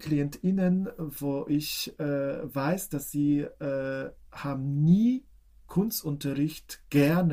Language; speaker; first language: German; non-native, fluent; Polish